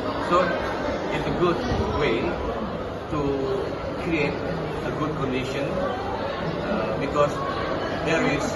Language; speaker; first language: English; non-native, learner; Indonesian